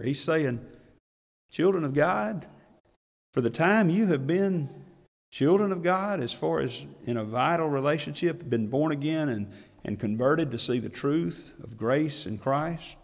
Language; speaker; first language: English; native; English